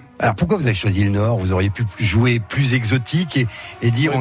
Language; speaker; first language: French; native; French